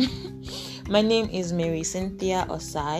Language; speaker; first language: English; non-native, local second language; Igbo